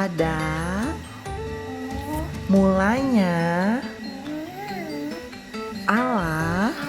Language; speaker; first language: Indonesian; native; Indonesian